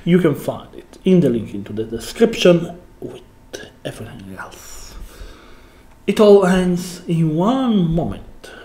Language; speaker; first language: English; non-native, learner; Italian